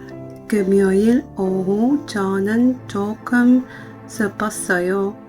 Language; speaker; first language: Korean; non-native, learner; Dutch